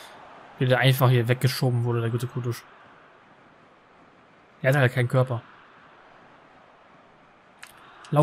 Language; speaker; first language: German; native; German